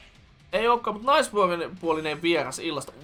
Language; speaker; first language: Finnish; native; Finnish